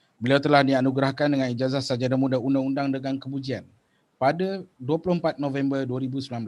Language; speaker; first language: Malay; native; Malay